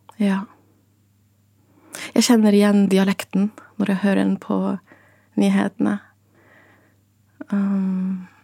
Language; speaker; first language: Norwegian; non-native, fluent; Arabic